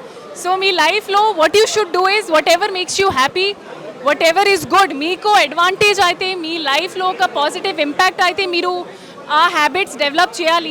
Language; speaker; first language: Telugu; non-native, learner; Hindi